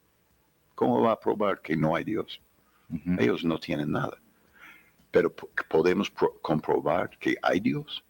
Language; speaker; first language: Spanish; non-native, fluent; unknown